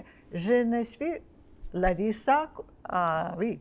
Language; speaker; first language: French; non-native, learner; Russian